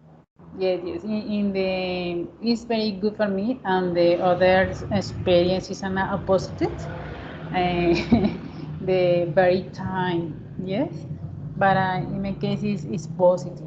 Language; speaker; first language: English; non-native, learner; Spanish